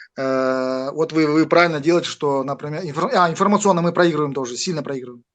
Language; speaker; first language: Russian; non-native, local second language; Kazakh